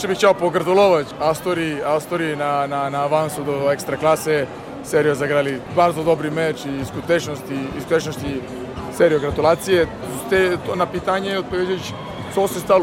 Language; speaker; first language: Polish; non-native, learner; Serbian